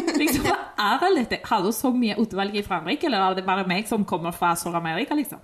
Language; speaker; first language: Norwegian; non-native, fluent; Spanish